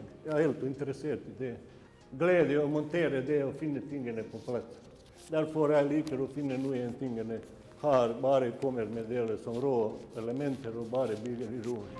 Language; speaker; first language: Norwegian; non-native, fluent; Bosnian